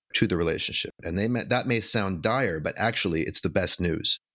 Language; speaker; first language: English; native; English